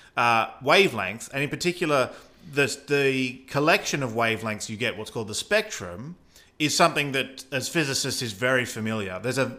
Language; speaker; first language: English; native; English